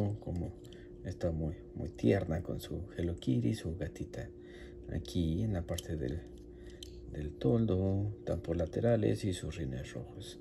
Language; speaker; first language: Spanish; native; Spanish